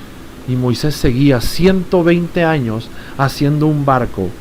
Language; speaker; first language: Spanish; native; Spanish